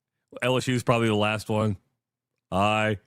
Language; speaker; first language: English; native; English